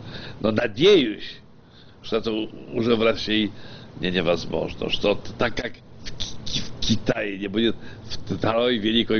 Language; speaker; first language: Russian; non-native, fluent; Polish